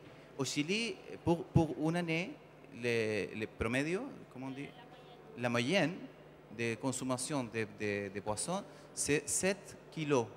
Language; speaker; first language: French; non-native, learner; Spanish